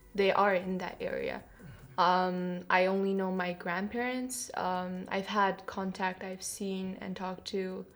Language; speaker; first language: English; non-native, fluent; Kyrgyz